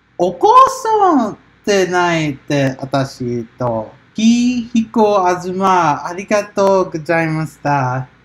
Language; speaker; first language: Japanese; non-native, learner; English